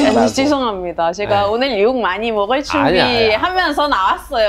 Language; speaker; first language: Korean; non-native, fluent; Arabic